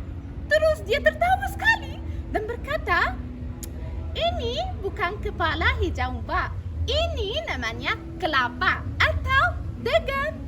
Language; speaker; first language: Indonesian; non-native, learner; Arabic